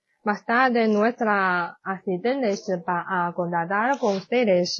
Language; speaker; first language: Spanish; non-native, learner; Chinese